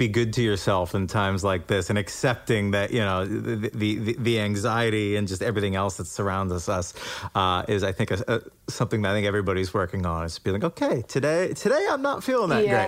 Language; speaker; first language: English; native; English